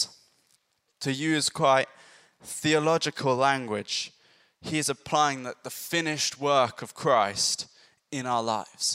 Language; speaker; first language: English; native; English